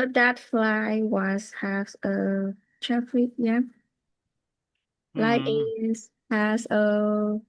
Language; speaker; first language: English; non-native, learner; Vietnamese